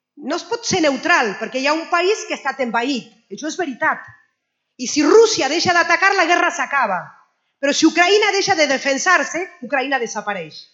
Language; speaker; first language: Catalan; non-native, fluent; Spanish